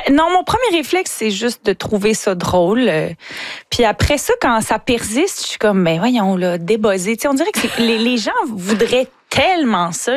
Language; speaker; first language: French; native; French